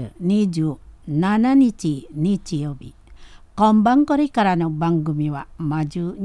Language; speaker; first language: Japanese; non-native, fluent; Indonesian